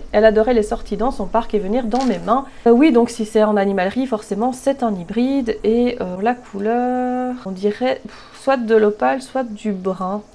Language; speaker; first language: French; native; French